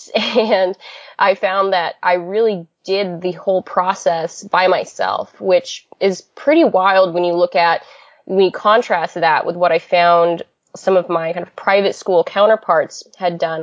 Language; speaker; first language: English; native; English